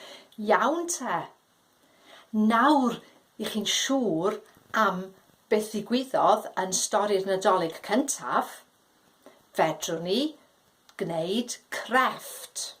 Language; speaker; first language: Welsh; native; Welsh